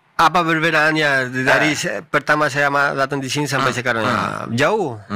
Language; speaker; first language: Indonesian; non-native, fluent; Spanish